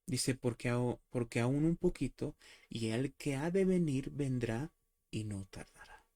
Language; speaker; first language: Spanish; native; Spanish